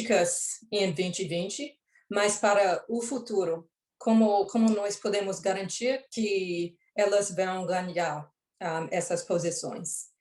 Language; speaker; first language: Portuguese; non-native, learner; English